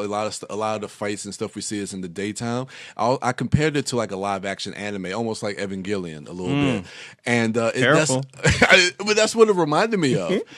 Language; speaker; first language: English; native; English